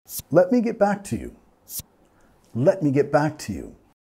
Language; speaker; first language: English; native; English